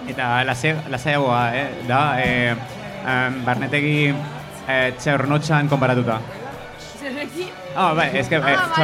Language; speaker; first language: Basque; non-native, learner; Spanish